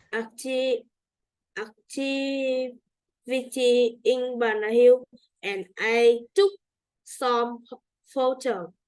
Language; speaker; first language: English; non-native, learner; Vietnamese